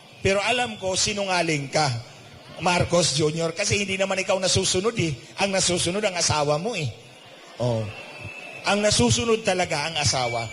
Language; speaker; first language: Filipino; non-native, local second language; Cebuano